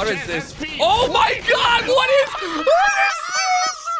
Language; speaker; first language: English; native; English